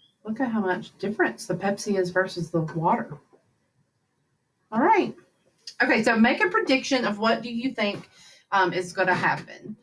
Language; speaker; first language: English; native; English